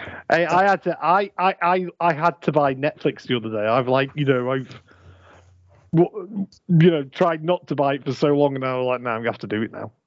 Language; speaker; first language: English; native; English